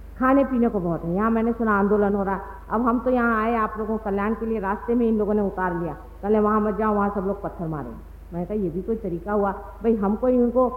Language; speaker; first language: Hindi; non-native, local second language; Marathi